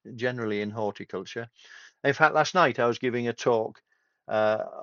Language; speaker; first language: English; native; English